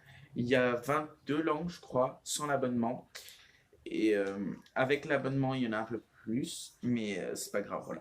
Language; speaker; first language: French; native; French